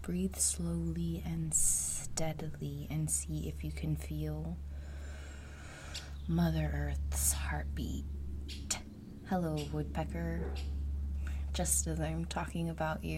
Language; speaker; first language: English; early bilingual, other home language; Spanish